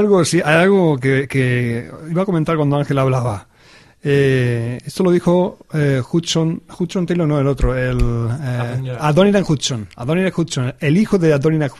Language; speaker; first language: Spanish; native; Spanish